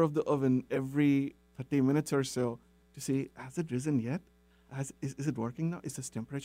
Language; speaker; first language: English; non-native, local second language; Telugu